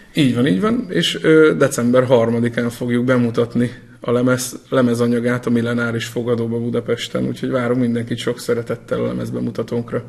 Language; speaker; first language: Hungarian; native; Hungarian